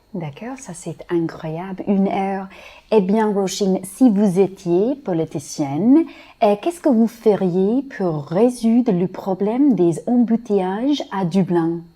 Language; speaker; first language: French; non-native, fluent; English